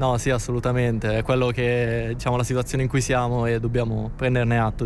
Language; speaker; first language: Italian; native; Italian